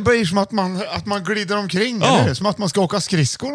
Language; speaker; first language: Swedish; native; Swedish